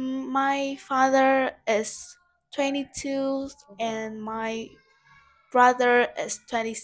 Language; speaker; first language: English; non-native, learner; Vietnamese